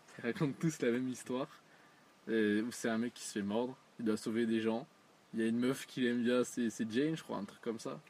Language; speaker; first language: French; native; French